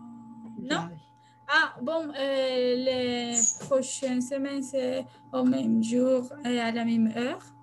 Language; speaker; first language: French; non-native, learner; Spanish